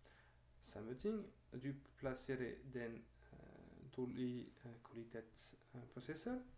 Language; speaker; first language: Norwegian; non-native, fluent; French